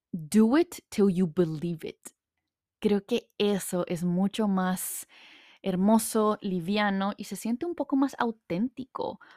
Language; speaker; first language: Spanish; early bilingual, heritage; Spanish